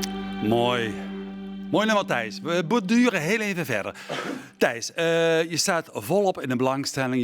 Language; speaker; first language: Dutch; native; Dutch